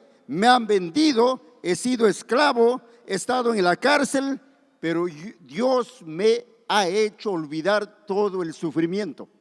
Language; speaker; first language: Spanish; native; Spanish